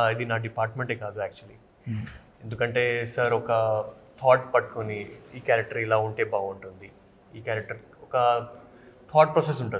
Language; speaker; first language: Telugu; non-native, fluent; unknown